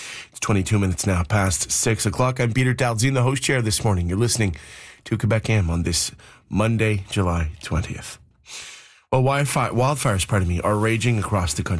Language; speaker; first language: English; native; English